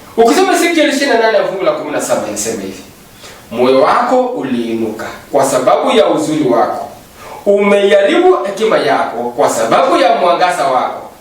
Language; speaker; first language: Swahili; non-native, local second language; Kalenjin